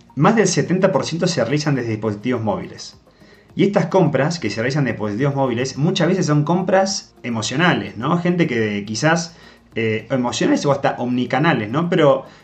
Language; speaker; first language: Spanish; native; Spanish